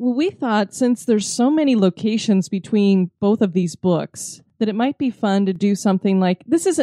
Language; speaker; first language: English; native; English